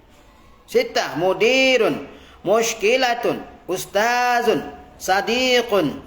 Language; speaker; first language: Arabic; non-native, fluent; Indonesian